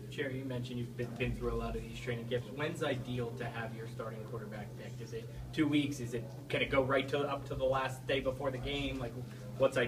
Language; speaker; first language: English; native; English